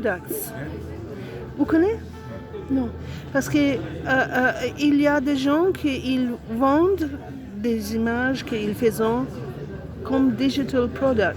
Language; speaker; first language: French; non-native, learner; Italian